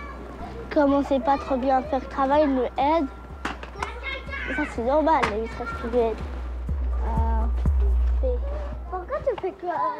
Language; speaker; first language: French; early bilingual, other home language; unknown